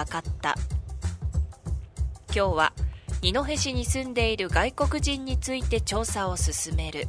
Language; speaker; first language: Japanese; native; Japanese